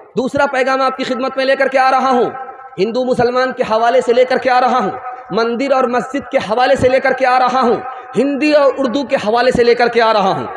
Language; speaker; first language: Urdu; non-native, local second language; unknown